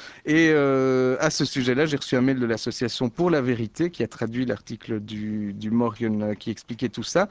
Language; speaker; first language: French; native; French